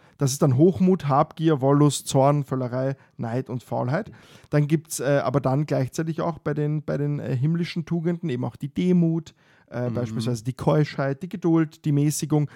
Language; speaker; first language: German; native; German